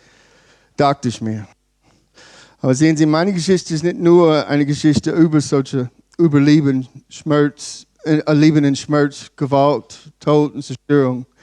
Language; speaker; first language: German; non-native, learner; English